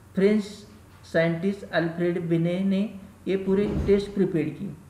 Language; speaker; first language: Hindi; non-native, local second language; Marathi